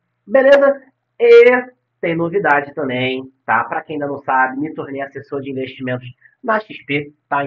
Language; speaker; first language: Portuguese; native; Portuguese